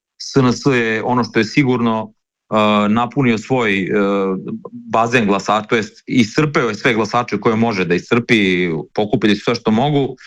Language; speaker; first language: Serbian; native; Serbian